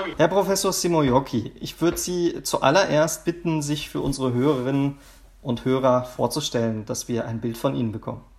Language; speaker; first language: German; early bilingual, other home language; Turkish